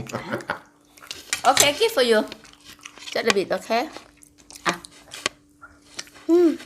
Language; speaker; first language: English; non-native, learner; Thai